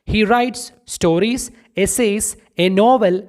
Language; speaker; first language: English; non-native, local second language; Malayalam